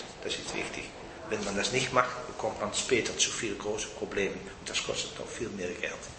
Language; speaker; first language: German; non-native, fluent; Dutch